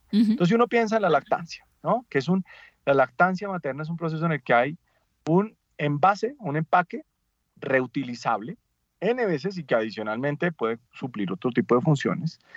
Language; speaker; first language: Spanish; native; Spanish